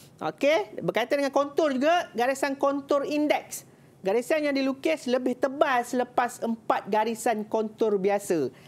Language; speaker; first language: Malay; native; Malay